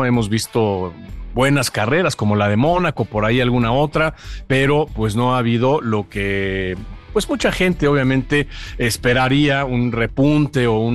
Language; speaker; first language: Spanish; native; Spanish